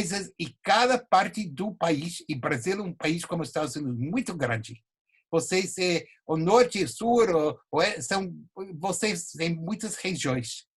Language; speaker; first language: Portuguese; non-native, fluent; English